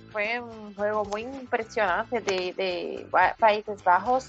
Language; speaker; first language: Spanish; non-native, fluent; Portuguese